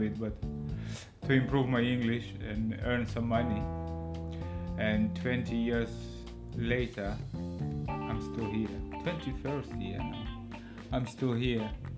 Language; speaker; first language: English; non-native, fluent; Lithuanian